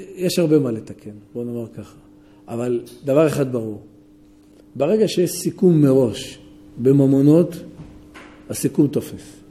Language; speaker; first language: Hebrew; native; Hebrew